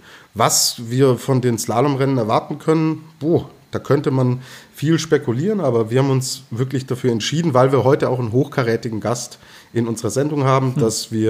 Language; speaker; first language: German; native; German